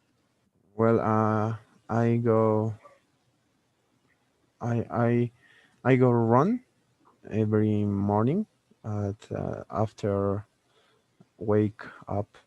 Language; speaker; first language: English; non-native, learner; Spanish